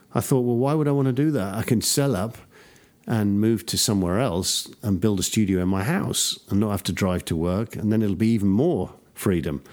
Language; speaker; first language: English; native; English